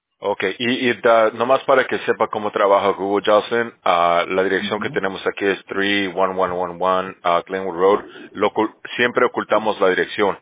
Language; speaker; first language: Spanish; native; Spanish